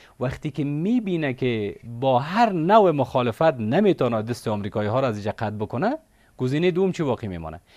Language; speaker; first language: Persian; native; Persian